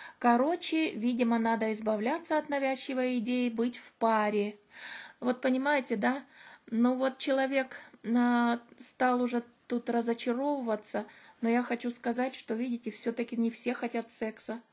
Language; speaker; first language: Russian; native; Russian